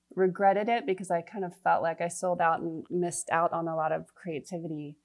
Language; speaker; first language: English; native; English